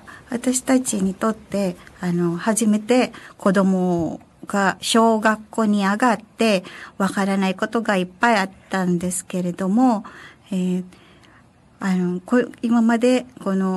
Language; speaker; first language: Japanese; non-native, fluent; Filipino